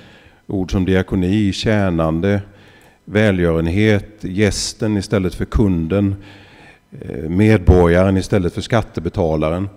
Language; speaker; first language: Swedish; native; Swedish